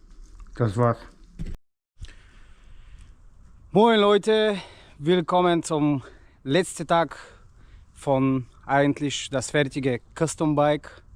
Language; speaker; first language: German; non-native, learner; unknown